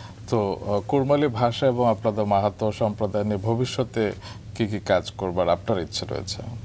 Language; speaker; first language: Bangla; native; Bangla